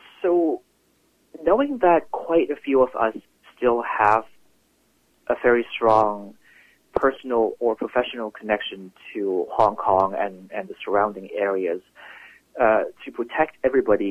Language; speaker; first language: English; non-native, local second language; Cantonese